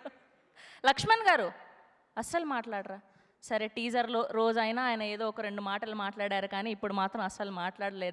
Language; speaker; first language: Telugu; native; Telugu